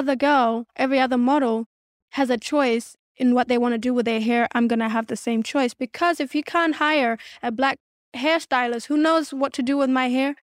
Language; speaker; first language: English; early bilingual, other home language; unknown